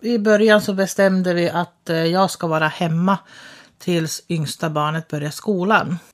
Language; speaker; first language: Swedish; early bilingual, other home language; Finnish